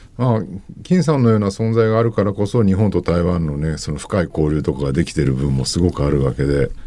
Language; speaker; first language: Japanese; native; Japanese